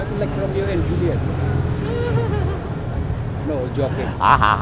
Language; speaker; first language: English; non-native, learner; Indonesian